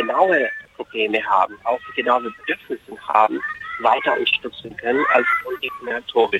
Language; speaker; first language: German; non-native, fluent; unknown